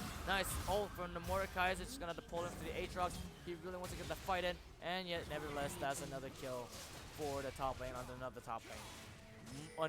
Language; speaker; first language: English; native; English